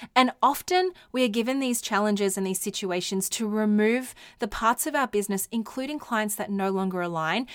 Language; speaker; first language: English; native; English